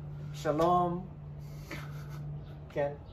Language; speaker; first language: Hebrew; non-native, learner; English